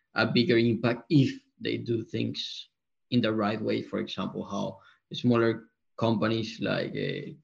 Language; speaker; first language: English; non-native, fluent; Spanish